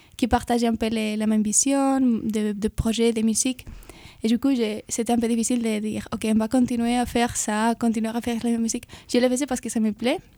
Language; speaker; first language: French; non-native, fluent; Spanish